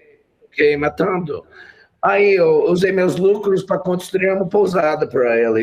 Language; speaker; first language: Portuguese; non-native, fluent; English